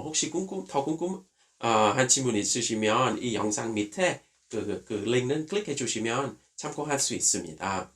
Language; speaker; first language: Korean; non-native, fluent; Vietnamese